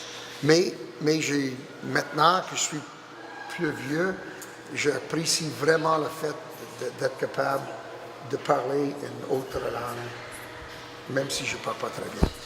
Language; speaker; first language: French; non-native, local second language; English